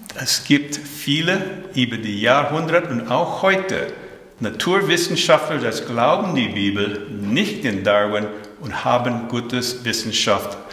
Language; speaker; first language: German; early bilingual, heritage; German